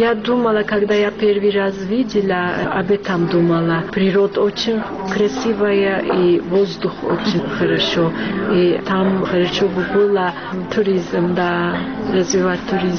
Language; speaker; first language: Russian; non-native, learner; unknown